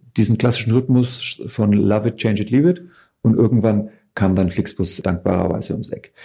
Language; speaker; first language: German; native; German